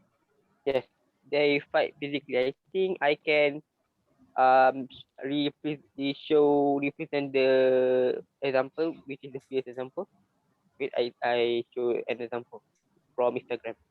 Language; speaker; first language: English; non-native, learner; Malay